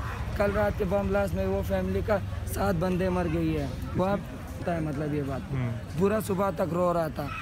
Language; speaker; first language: Hindi; non-native, fluent; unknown